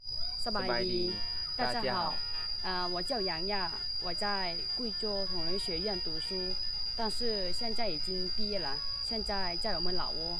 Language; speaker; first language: Chinese; non-native, fluent; Lao